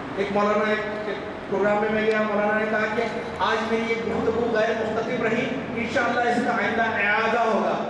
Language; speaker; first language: Urdu; native; Urdu